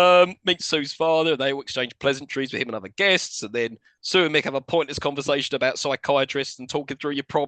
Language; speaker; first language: English; native; English